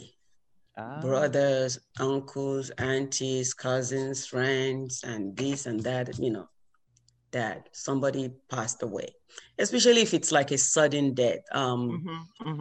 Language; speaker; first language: English; non-native, local second language; Yoruba